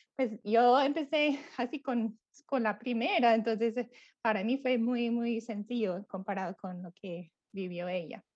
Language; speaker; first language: Spanish; non-native, fluent; English